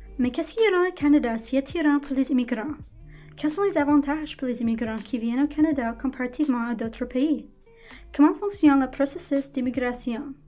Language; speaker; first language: French; non-native, local second language; English